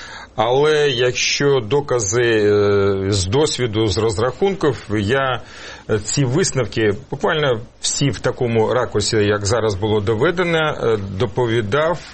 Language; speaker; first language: Ukrainian; native; Ukrainian